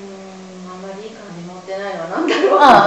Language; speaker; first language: Chinese; non-native, learner; Japanese